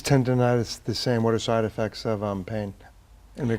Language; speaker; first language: English; native; English